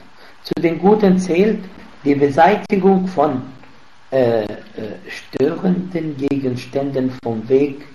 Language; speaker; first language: German; non-native, fluent; Arabic